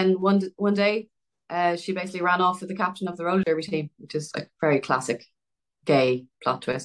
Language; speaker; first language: English; native; English